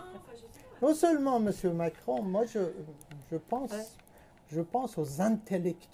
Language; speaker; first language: French; non-native, fluent; Persian